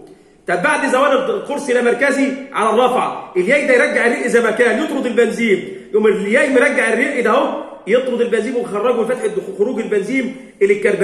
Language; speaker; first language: Arabic; native; Arabic